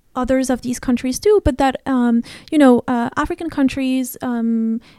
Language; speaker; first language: English; non-native, fluent; Arabic